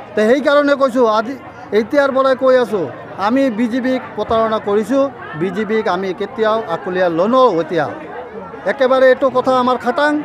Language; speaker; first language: Assamese; non-native, local second language; Bangla